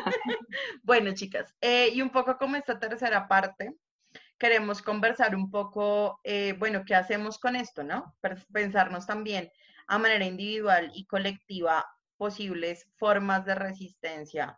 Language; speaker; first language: Spanish; native; Spanish